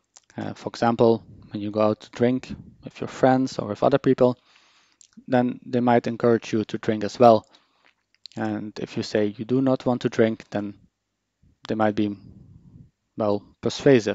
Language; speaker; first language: English; non-native, fluent; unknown